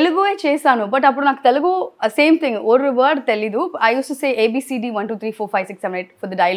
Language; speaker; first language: Telugu; non-native, learner; Tamil